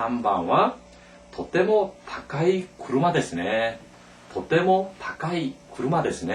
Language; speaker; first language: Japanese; non-native, fluent; Korean